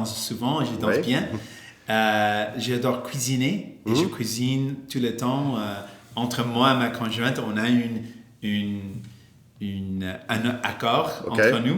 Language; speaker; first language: French; non-native, local second language; English